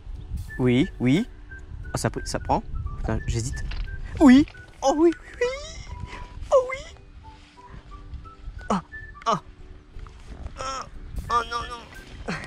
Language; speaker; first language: French; native; French